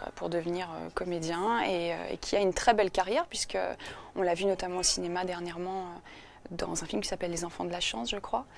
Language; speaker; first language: French; native; French